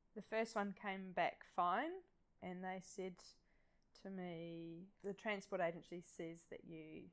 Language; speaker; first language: English; native; English